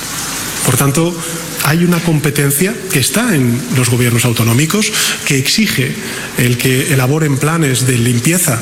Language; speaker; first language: Spanish; native; Spanish